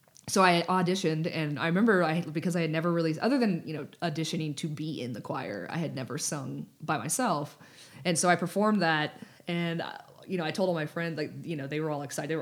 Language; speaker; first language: English; native; English